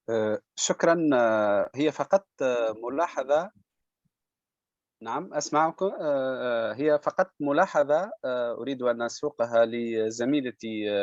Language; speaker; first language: Arabic; native; Arabic